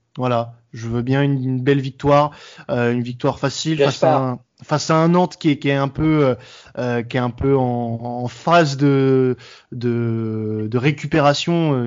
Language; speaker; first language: French; native; French